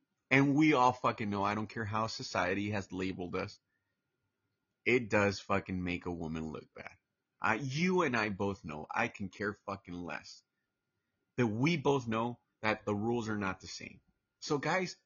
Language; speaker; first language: English; early bilingual, other home language; Spanish